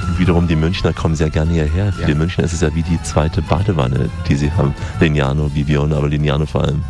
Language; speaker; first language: German; native; German